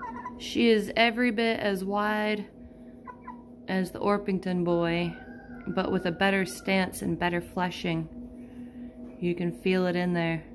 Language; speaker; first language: English; native; English